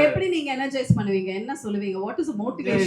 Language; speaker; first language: Tamil; native; Tamil